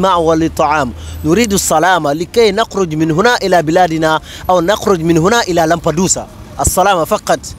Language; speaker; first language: Arabic; non-native, learner; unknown